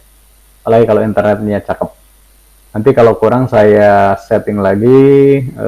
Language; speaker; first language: Indonesian; native; Indonesian